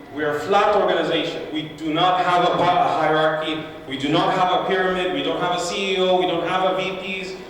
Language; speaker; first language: English; non-native, local second language; Arabic